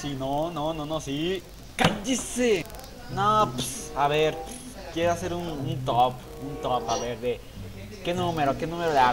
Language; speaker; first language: Spanish; native; Spanish